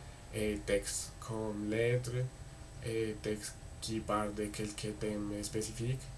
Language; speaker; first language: French; non-native, learner; Spanish